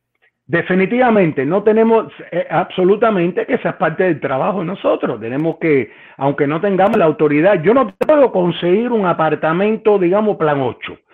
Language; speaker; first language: Spanish; native; Spanish